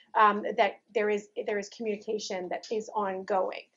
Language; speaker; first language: English; native; English